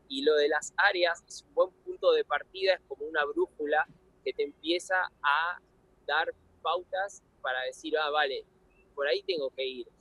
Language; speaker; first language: Spanish; native; Spanish